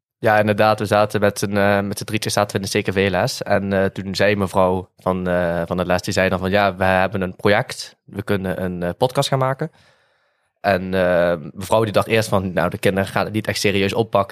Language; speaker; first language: Dutch; native; Dutch